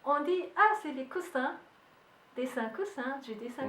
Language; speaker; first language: French; non-native, learner; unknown